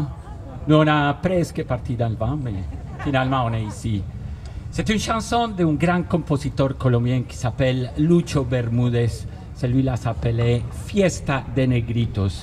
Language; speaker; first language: French; non-native, fluent; Spanish